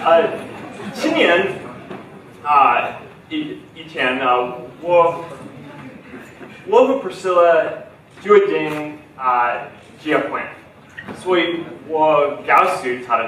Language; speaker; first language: Chinese; non-native, learner; English